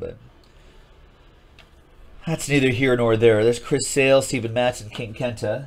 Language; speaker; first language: English; native; English